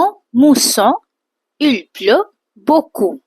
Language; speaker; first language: French; non-native, fluent; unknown